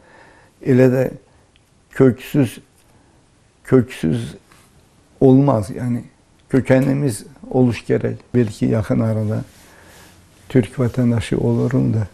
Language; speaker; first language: Turkish; early bilingual, heritage; Turkish